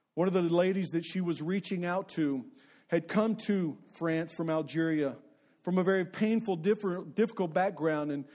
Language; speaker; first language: English; native; English